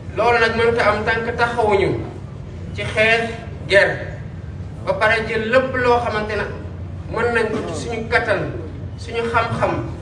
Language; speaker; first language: Wolof; non-native, local second language; Serer